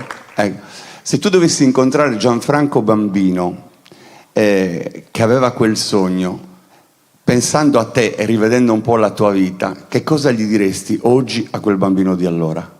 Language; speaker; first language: Italian; native; Italian